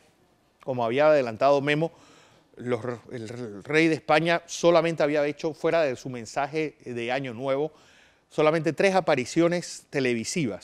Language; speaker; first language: Spanish; native; Spanish